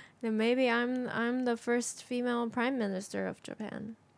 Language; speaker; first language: English; non-native, fluent; Japanese